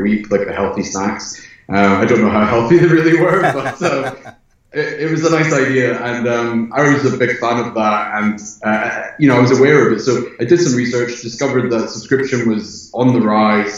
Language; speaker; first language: English; native; English